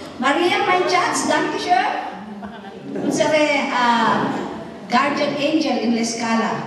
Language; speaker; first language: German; non-native, learner; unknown